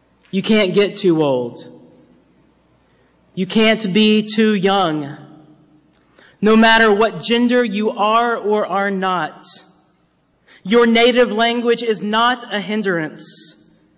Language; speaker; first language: English; native; English